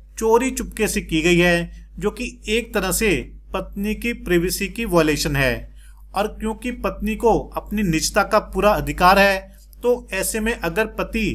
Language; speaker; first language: Hindi; native; Hindi